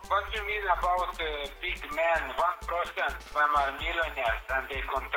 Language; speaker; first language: English; non-native, learner; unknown